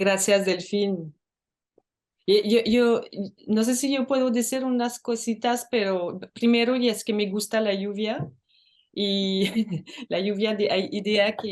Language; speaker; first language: Spanish; non-native, learner; French